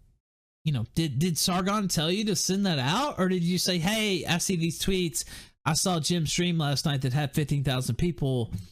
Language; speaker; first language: English; native; English